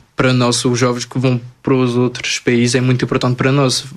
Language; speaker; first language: Portuguese; non-native, fluent; French